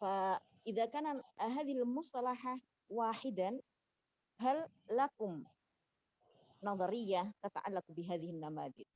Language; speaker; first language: Arabic; non-native, fluent; Indonesian